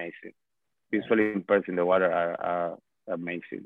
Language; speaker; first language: English; non-native, fluent; Spanish